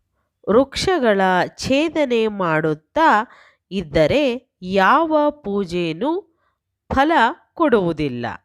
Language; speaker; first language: Kannada; native; Kannada